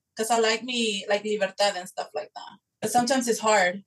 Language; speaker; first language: English; early bilingual, other home language; Spanish